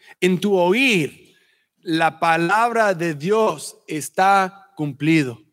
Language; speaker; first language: Spanish; early bilingual, heritage; Spanish